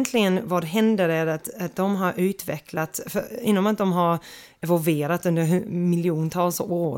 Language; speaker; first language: Swedish; non-native, fluent; English